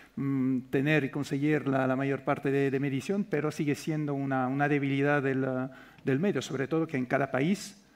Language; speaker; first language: Spanish; non-native, fluent; French